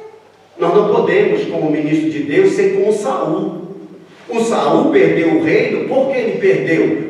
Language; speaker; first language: Portuguese; native; Portuguese